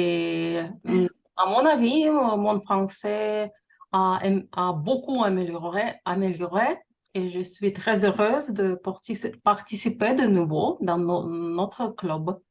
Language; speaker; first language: French; non-native, learner; Russian